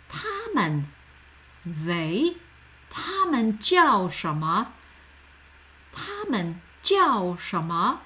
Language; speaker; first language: Chinese; non-native, fluent; English